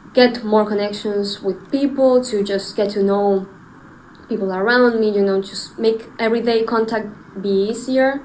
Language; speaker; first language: English; non-native, fluent; Spanish